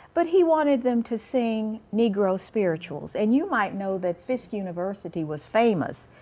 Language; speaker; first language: English; native; English